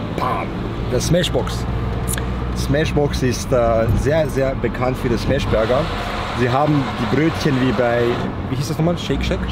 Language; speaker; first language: German; early bilingual, other home language; Bosnian